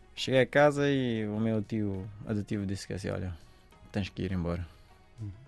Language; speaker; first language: Portuguese; non-native, fluent; Persian